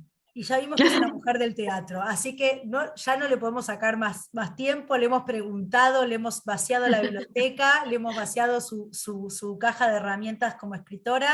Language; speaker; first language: Spanish; native; Spanish